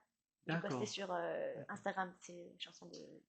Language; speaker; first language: French; non-native, learner; Chinese